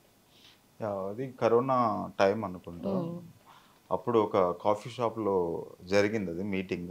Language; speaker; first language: Telugu; native; Telugu